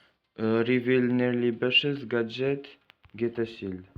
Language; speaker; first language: English; non-native, learner; French